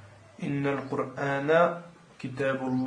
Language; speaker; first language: Arabic; non-native, learner; French